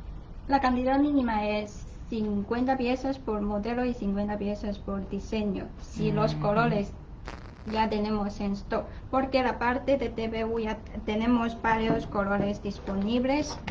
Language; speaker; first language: Spanish; non-native, learner; Chinese